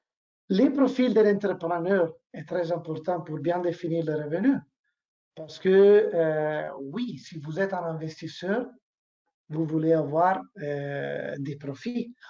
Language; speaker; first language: French; non-native, learner; Italian